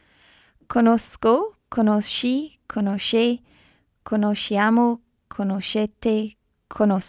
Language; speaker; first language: Italian; non-native, learner; English